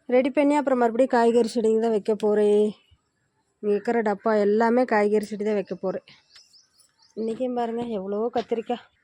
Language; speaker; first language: Tamil; non-native, local second language; Telugu